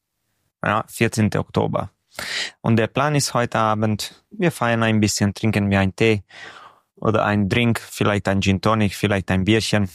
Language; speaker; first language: German; non-native, fluent; Hungarian